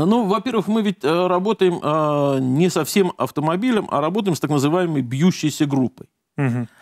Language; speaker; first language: Russian; native; Russian